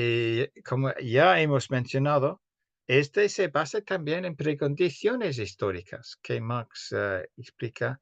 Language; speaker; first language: Spanish; non-native, fluent; English